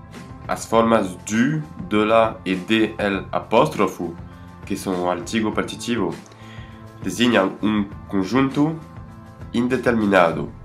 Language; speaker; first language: Portuguese; non-native, fluent; French